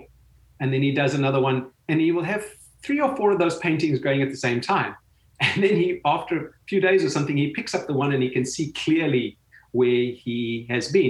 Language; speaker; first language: English; native; English